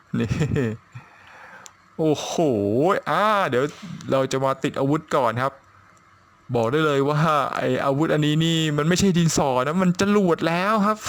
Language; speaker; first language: Thai; native; Thai